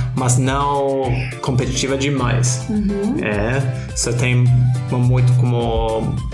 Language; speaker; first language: Portuguese; non-native, fluent; English